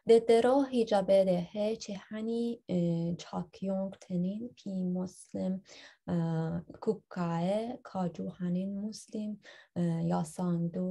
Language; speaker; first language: Korean; non-native, fluent; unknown